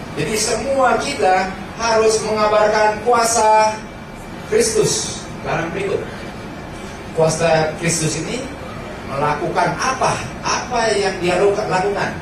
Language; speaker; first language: Indonesian; early bilingual, heritage; Indonesian